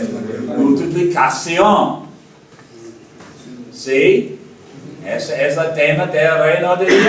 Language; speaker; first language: Spanish; non-native, learner; English